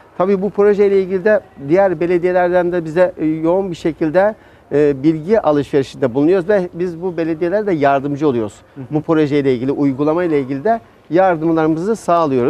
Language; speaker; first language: Turkish; native; Turkish